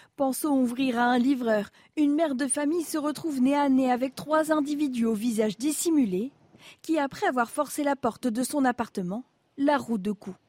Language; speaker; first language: French; native; French